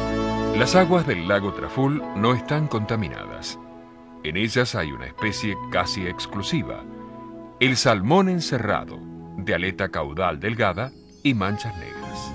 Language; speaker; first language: Spanish; native; Spanish